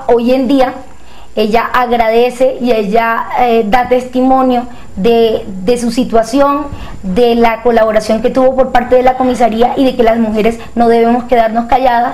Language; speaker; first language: Spanish; native; Spanish